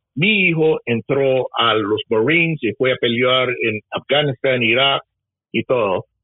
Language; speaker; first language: Spanish; early bilingual, heritage; Spanish